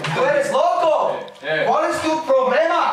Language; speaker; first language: Spanish; non-native, learner; English